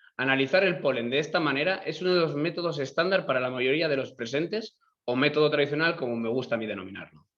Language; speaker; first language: Spanish; native; Spanish